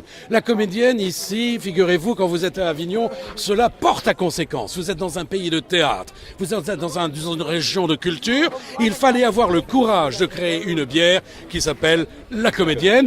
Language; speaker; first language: French; native; French